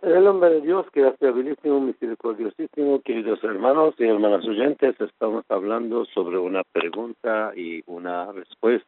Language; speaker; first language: Spanish; non-native, fluent; Persian